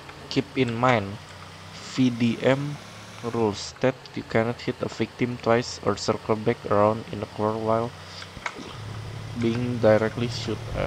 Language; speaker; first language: English; non-native, learner; Indonesian